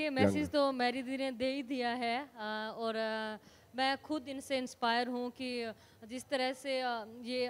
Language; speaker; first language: Hindi; native; Hindi